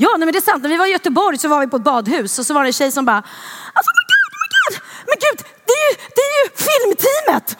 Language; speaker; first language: Swedish; native; Swedish